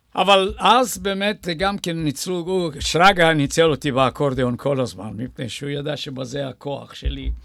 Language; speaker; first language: Hebrew; non-native, fluent; Bulgarian